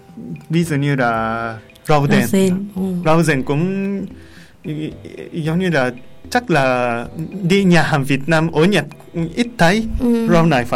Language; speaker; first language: Vietnamese; non-native, learner; Japanese